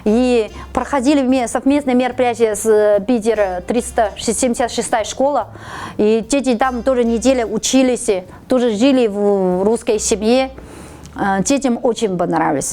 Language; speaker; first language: Russian; non-native, fluent; Chinese